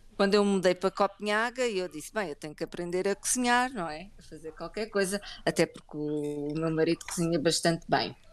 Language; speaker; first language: Portuguese; native; Portuguese